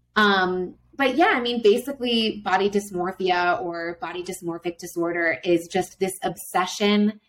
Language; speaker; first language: English; native; English